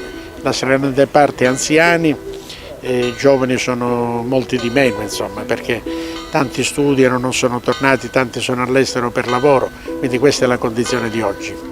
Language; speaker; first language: Italian; native; Italian